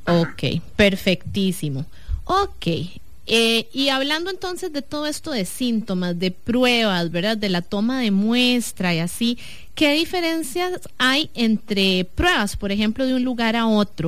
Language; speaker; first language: Spanish; native; Spanish